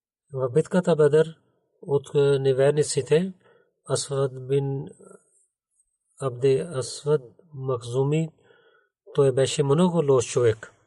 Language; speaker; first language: Bulgarian; non-native, learner; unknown